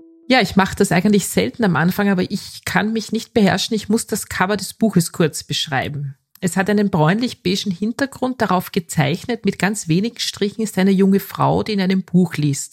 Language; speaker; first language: German; native; German